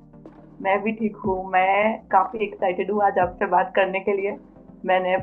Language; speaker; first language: Hindi; native; Hindi